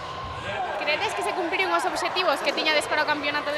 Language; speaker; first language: Galician; native; Galician